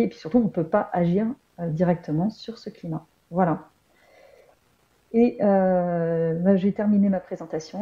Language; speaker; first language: French; native; French